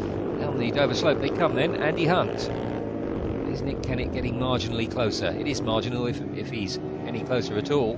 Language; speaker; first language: English; native; English